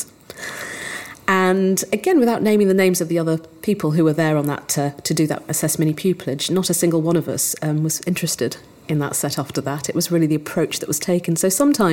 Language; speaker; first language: English; native; English